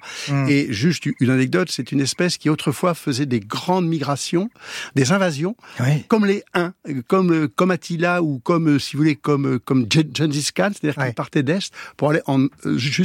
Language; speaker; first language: French; native; French